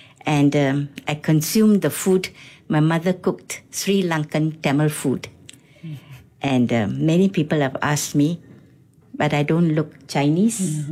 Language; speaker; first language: English; non-native, local second language; Tamil